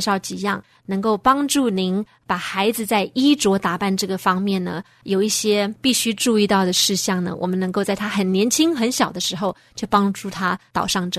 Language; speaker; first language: Chinese; native; Chinese